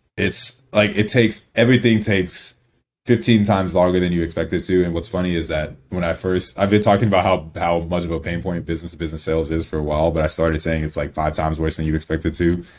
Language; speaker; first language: English; early bilingual, other home language; Igbo